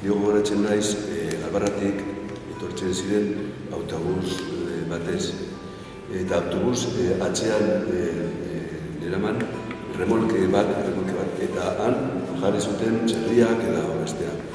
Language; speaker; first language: Basque; non-native, local second language; Spanish